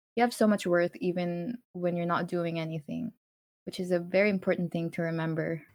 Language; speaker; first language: English; non-native, local second language; Filipino